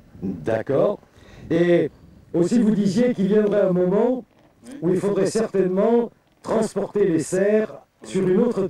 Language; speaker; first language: French; native; French